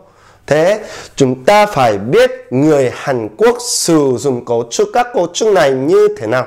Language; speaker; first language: Vietnamese; non-native, fluent; Korean